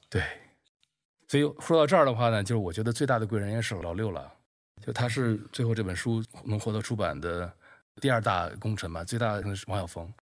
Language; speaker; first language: Chinese; native; Chinese